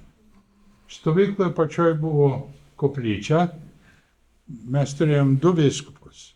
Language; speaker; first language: Lithuanian; native; Lithuanian